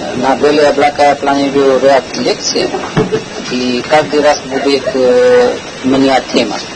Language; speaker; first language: Russian; non-native, learner; Hindi